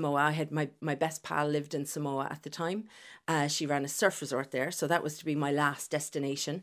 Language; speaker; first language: English; native; English